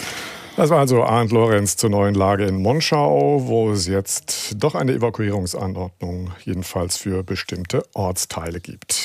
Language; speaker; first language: German; native; German